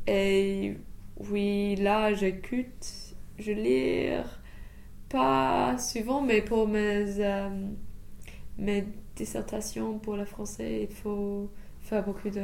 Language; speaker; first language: French; non-native, fluent; English